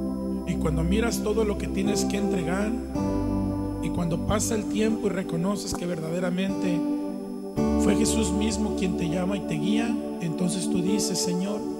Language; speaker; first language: Spanish; native; Spanish